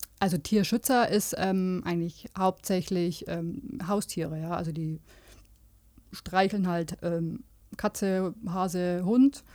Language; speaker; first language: German; native; German